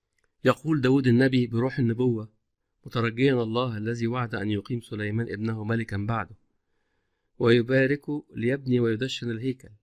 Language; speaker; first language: Arabic; native; Arabic